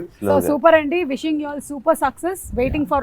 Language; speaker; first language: Telugu; native; Telugu